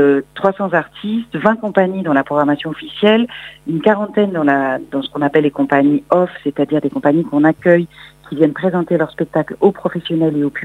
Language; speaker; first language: French; native; French